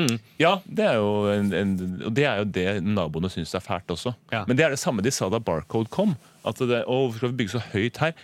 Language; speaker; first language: Norwegian; native; Norwegian